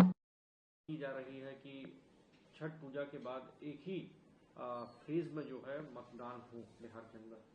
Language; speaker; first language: Hindi; native; Hindi